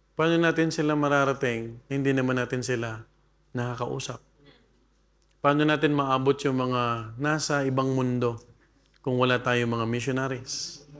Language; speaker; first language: Filipino; native; Filipino